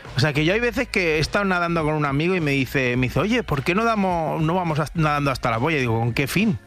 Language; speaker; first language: Spanish; native; Spanish